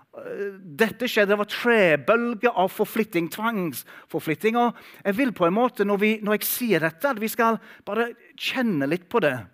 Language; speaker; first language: Norwegian; non-native, fluent; English